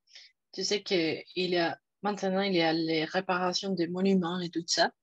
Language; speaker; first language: French; non-native, fluent; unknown